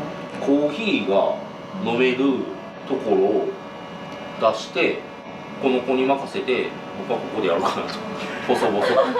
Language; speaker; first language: Japanese; native; Japanese